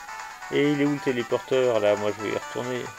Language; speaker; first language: French; native; French